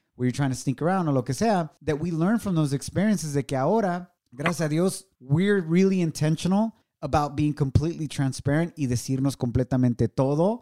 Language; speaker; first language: English; early bilingual, other home language; Spanish